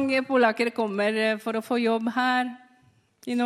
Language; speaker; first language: Norwegian; non-native, fluent; Polish